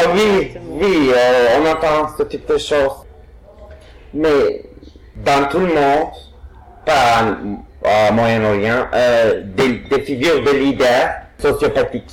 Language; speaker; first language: French; non-native, fluent; Turkish